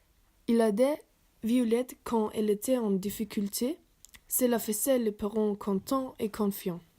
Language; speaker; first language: French; non-native, learner; English